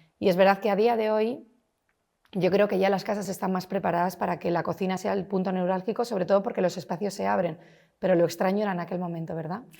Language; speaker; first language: Spanish; native; Spanish